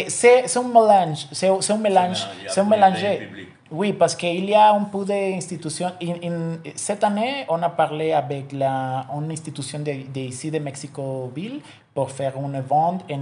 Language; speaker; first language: French; non-native, learner; Spanish